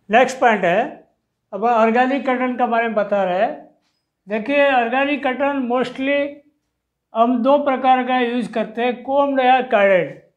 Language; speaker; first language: Hindi; non-native, local second language; Odia